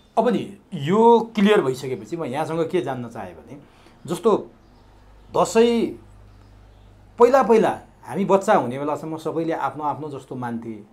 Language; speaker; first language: Nepali; native; Nepali